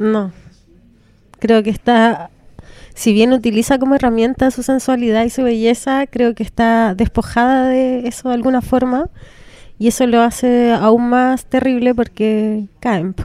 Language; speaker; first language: Spanish; native; Spanish